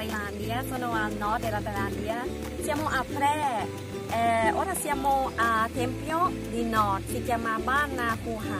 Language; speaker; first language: Italian; non-native, fluent; Thai